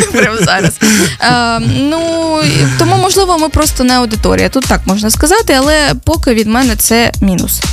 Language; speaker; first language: Ukrainian; native; Ukrainian